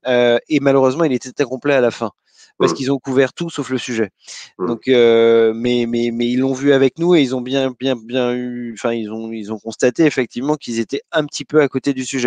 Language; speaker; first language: French; native; French